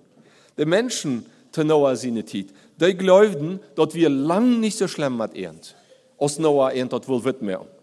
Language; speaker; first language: German; non-native, learner; Plautdietsch